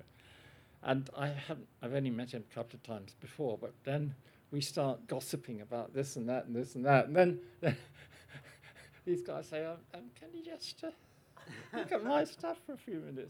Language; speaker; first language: English; native; English